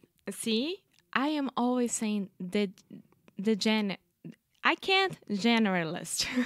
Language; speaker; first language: English; non-native, fluent; Portuguese